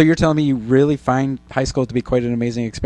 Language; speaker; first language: English; native; English